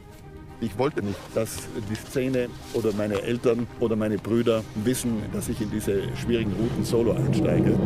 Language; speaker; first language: German; native; German